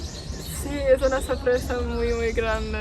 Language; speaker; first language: Spanish; non-native, fluent; German